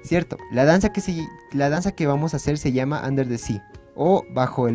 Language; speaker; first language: Spanish; native; Spanish